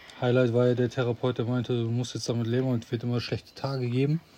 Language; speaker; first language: German; native; German